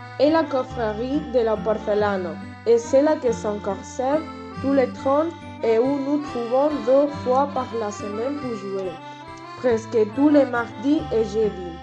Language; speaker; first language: French; non-native, learner; Spanish